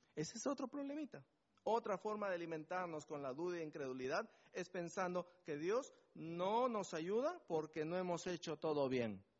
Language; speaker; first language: Spanish; native; Spanish